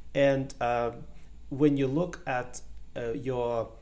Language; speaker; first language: English; non-native, fluent; Ukrainian